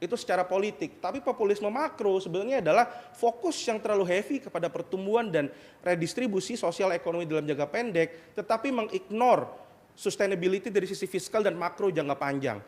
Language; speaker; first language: Indonesian; native; Indonesian